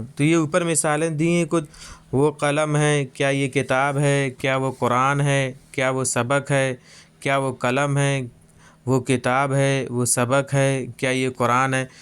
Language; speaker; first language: Urdu; native; Urdu